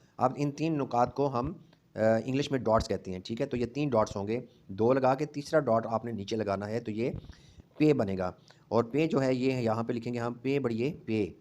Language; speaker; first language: Urdu; non-native, local second language; Punjabi